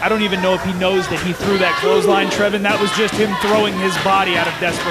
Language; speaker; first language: English; native; English